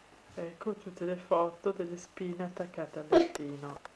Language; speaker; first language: Italian; native; Italian